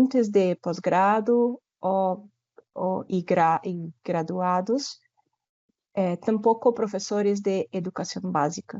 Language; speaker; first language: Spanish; non-native, fluent; Portuguese